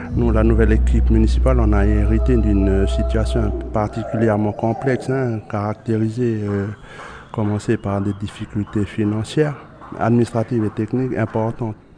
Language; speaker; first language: French; native; French